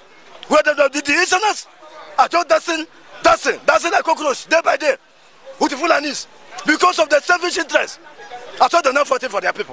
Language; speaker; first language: English; non-native, local second language; Igbo